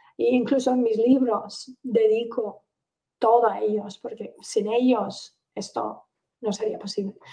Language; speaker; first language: Spanish; non-native, fluent; English